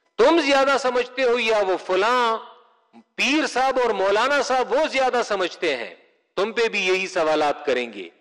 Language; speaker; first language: Urdu; non-native, local second language; Pashto